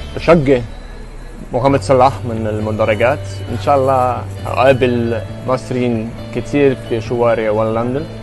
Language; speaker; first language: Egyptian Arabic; non-native, fluent; English